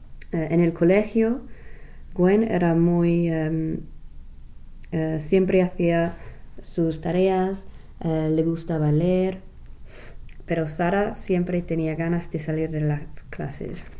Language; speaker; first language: Spanish; non-native, learner; English